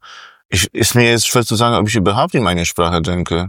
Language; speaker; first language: German; non-native, fluent; Polish